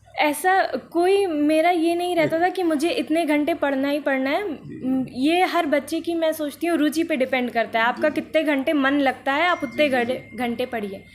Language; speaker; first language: Hindi; native; Hindi